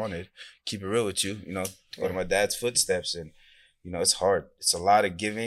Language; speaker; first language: English; non-native, fluent; Persian